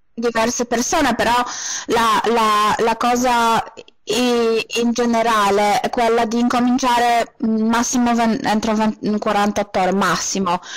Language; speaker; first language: Italian; non-native, fluent; Polish